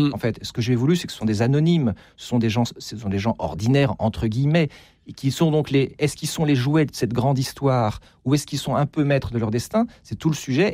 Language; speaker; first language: French; native; French